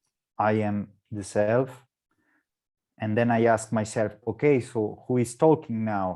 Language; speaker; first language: English; non-native, learner; Italian